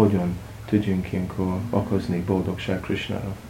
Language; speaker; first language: Hungarian; non-native, learner; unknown